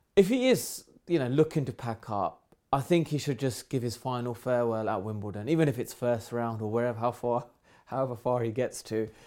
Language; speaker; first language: English; native; English